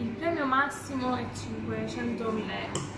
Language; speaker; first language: Italian; native; Italian